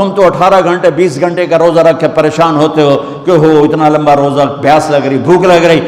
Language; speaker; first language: Urdu; non-native, local second language; Punjabi